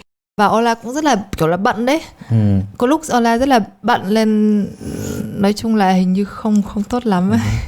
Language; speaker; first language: Vietnamese; early bilingual, heritage; Polish